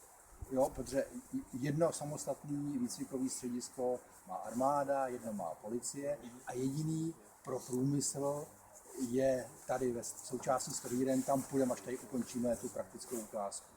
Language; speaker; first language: Czech; native; Czech